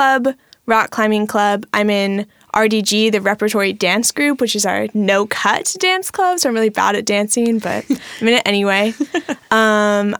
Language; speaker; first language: English; native; English